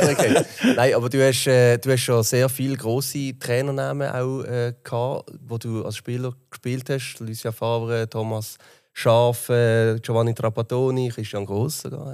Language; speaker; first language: German; native; German